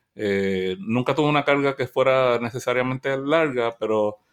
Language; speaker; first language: Spanish; native; Spanish